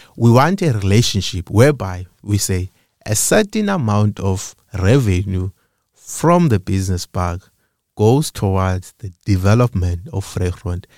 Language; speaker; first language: English; non-native, local second language; Xhosa